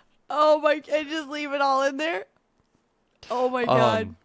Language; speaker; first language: English; native; English